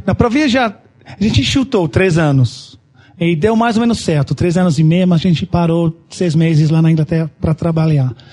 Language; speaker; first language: Portuguese; non-native, fluent; English